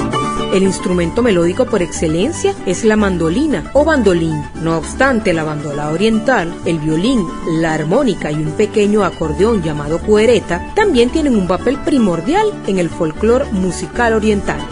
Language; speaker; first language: Spanish; native; Spanish